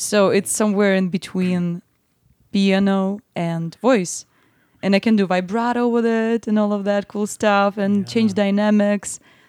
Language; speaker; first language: English; non-native, fluent; Russian